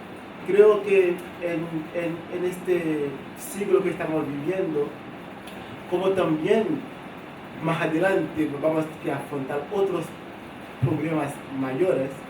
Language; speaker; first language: Spanish; non-native, fluent; Haitian Creole